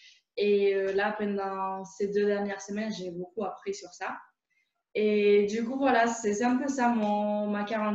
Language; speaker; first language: French; non-native, fluent; Spanish